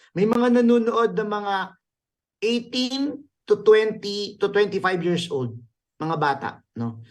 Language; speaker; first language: Filipino; native; Filipino